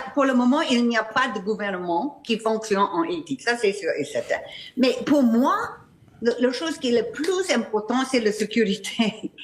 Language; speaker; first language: French; non-native, fluent; English